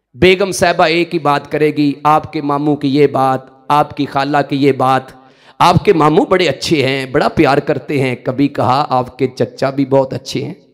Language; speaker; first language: Urdu; non-native, local second language; Punjabi